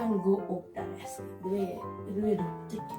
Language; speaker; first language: Swedish; non-native, learner; Indonesian